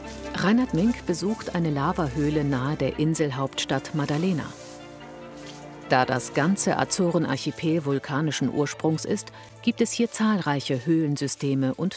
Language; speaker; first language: German; native; German